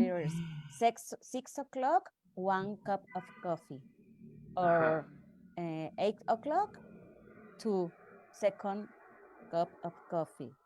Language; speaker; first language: English; non-native, learner; Spanish